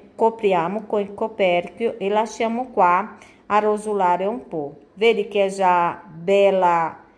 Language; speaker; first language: Italian; non-native, fluent; Portuguese